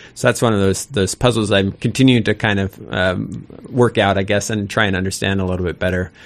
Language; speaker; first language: English; native; English